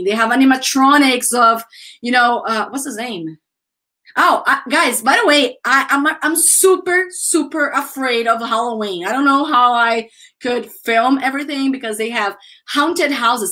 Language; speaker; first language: English; non-native, fluent; Portuguese